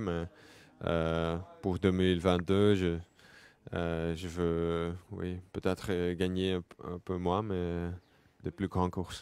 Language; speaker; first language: French; non-native, local second language; Dutch